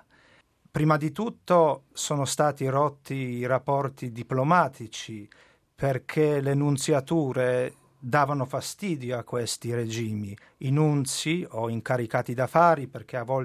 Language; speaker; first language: Italian; non-native, fluent; Polish